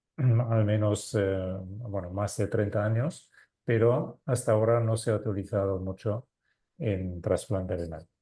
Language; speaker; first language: Spanish; non-native, fluent; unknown